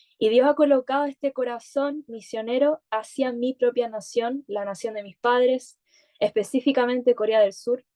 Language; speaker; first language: Spanish; native; Spanish